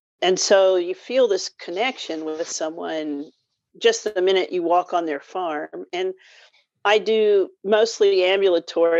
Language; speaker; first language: English; native; English